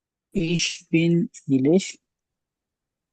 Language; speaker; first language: German; non-native, learner; Marathi